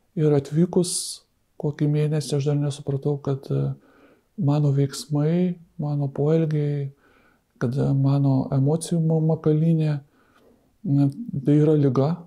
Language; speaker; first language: Lithuanian; native; Lithuanian